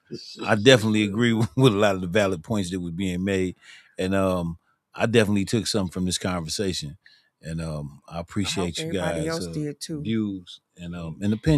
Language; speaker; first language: English; native; English